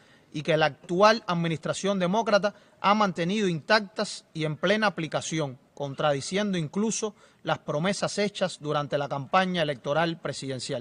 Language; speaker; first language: Spanish; native; Spanish